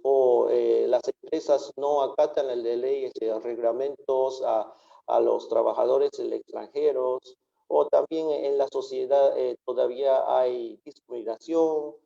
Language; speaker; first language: Spanish; non-native, fluent; Japanese